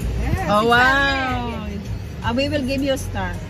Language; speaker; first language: English; non-native, local second language; Filipino